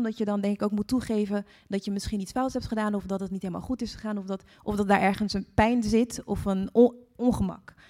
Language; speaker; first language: Dutch; early bilingual, other home language; English